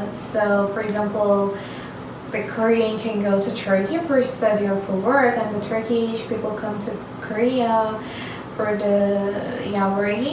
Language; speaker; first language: English; non-native, learner; Turkish